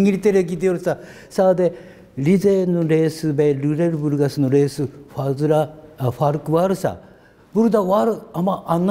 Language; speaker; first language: Turkish; non-native, learner; Japanese